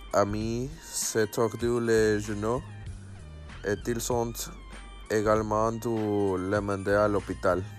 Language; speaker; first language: French; non-native, learner; Spanish